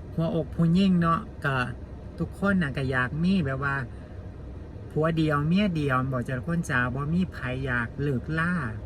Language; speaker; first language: Thai; native; Thai